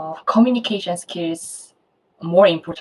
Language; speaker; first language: English; non-native, fluent; Korean